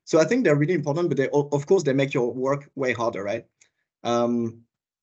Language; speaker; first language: English; non-native, fluent; French